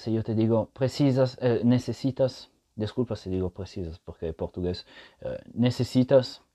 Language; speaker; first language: Spanish; non-native, fluent; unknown